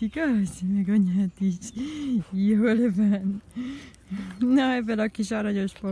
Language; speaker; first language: Hungarian; native; Hungarian